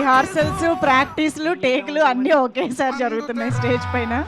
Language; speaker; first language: Telugu; native; Telugu